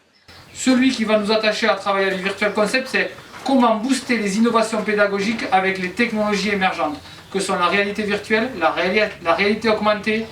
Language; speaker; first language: French; native; French